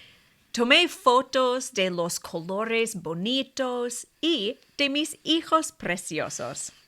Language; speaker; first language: Spanish; non-native, fluent; English